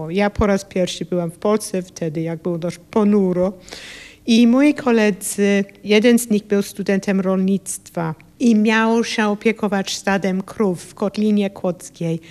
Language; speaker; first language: Polish; non-native, fluent; English